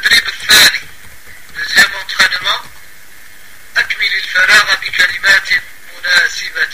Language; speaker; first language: Arabic; non-native, fluent; French